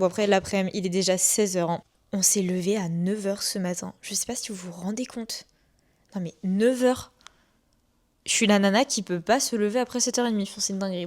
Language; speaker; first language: French; native; French